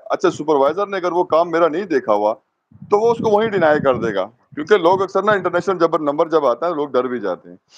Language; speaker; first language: Urdu; non-native, local second language; Pashto